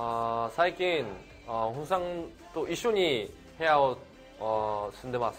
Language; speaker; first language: Japanese; non-native, learner; Korean